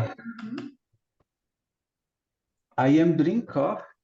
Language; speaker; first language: English; non-native, learner; Portuguese